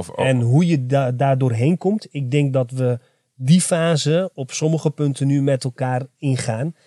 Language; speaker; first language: Dutch; native; Dutch